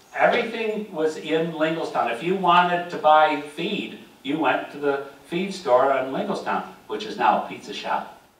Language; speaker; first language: English; native; English